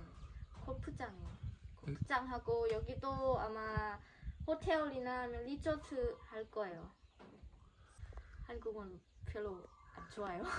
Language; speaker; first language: Korean; non-native, learner; Lao